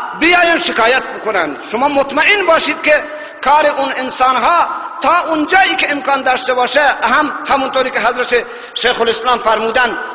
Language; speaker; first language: Persian; non-native, local second language; Baluchi